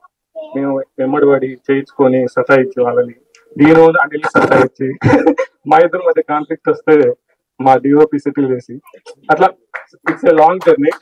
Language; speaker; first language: Telugu; native; Telugu